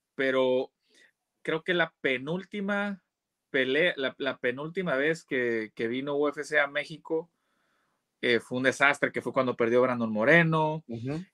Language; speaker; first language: Spanish; native; Spanish